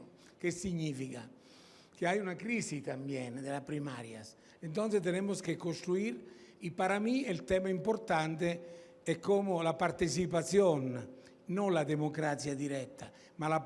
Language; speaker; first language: Spanish; non-native, fluent; Italian